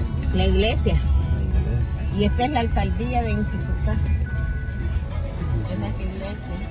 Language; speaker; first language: Spanish; native; Spanish